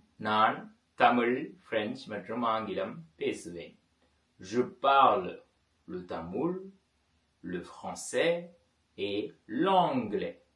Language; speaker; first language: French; non-native, fluent; Tamil